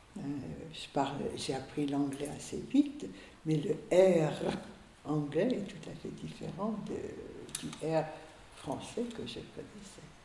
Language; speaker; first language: French; early bilingual, other home language; Hungarian